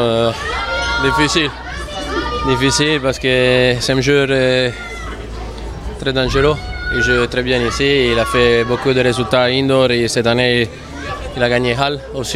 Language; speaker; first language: French; non-native, fluent; Italian